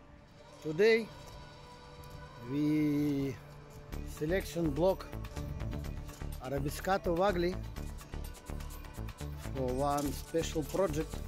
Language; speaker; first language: English; non-native, learner; Italian